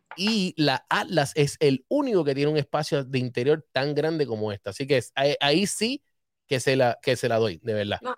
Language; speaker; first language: Spanish; native; Spanish